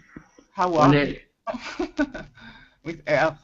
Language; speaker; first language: English; non-native, learner; Spanish